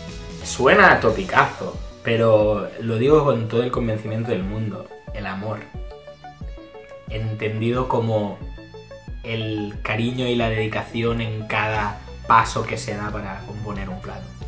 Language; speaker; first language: Spanish; early bilingual, other home language; Italian